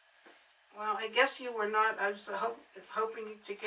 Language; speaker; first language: English; native; English